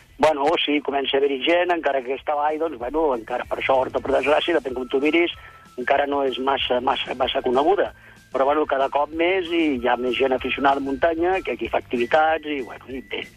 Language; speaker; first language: Catalan; native; Catalan